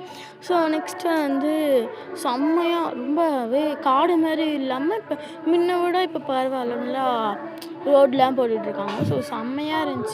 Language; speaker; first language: Tamil; native; Tamil